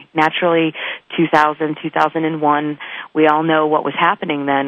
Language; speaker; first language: English; native; English